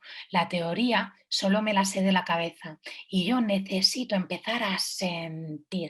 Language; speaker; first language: Spanish; native; Spanish